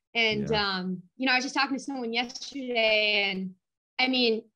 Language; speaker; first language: English; native; English